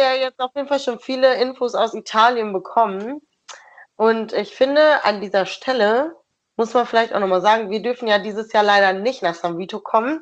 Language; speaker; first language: German; native; German